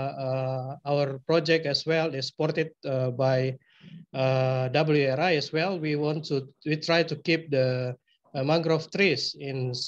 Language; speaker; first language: English; non-native, fluent; Indonesian